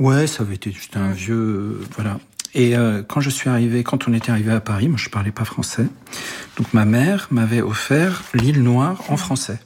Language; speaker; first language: French; early bilingual, other home language; Arabic